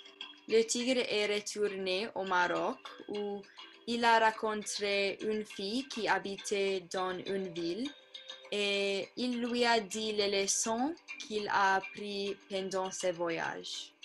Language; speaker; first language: French; non-native, learner; English